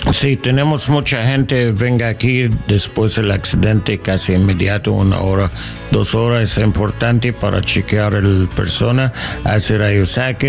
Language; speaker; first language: Spanish; non-native, learner; English